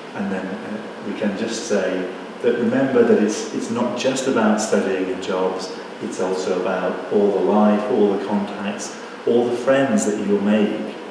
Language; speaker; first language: English; native; English